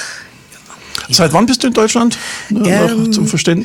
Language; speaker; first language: German; native; German